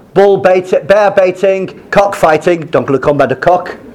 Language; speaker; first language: French; non-native, fluent; English